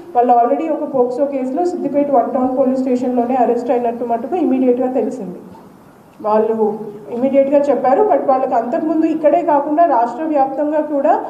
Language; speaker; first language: Telugu; native; Telugu